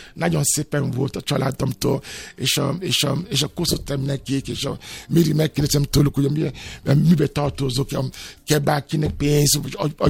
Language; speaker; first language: Hungarian; non-native, fluent; Yoruba